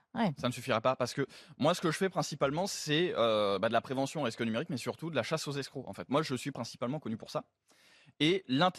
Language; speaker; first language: French; native; French